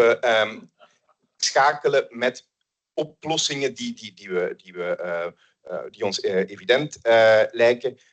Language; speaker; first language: Dutch; native; Dutch